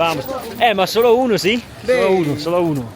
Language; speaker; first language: Spanish; non-native, learner; Italian